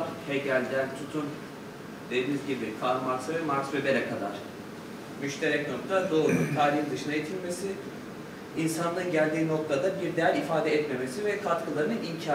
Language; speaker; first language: Turkish; native; Turkish